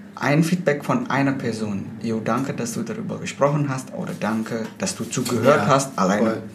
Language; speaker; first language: German; non-native, fluent; Indonesian